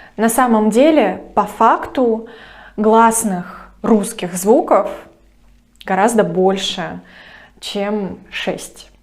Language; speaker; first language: Russian; native; Russian